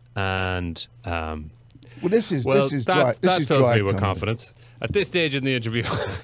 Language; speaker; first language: English; native; English